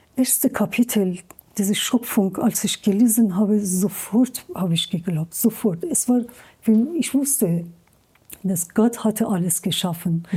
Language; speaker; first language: German; non-native, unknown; Persian